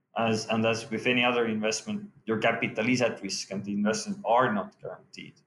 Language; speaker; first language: English; non-native, fluent; Estonian